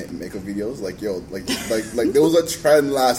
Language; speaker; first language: English; native; English